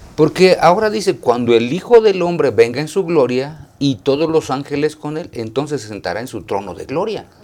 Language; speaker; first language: Spanish; native; Spanish